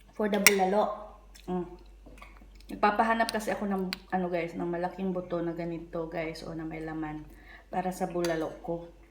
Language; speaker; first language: Filipino; non-native, local second language; Cebuano